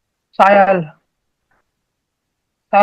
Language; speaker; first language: Indonesian; non-native, learner; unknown